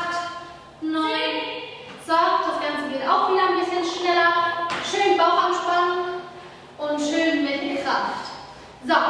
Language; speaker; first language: German; native; German